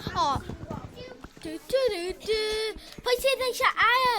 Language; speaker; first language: Welsh; non-native, local second language; English